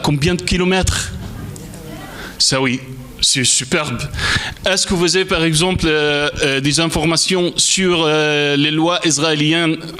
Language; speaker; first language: French; non-native, fluent; Arabic